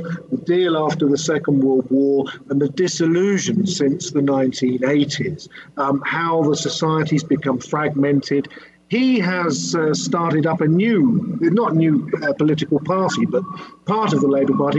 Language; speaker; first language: English; native; English